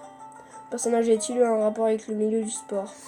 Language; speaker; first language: French; native; French